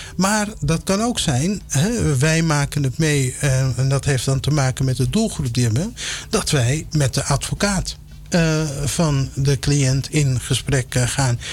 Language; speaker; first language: Dutch; early bilingual, other home language; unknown